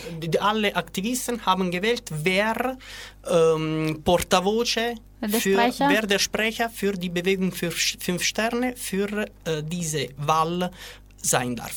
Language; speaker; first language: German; non-native, learner; Italian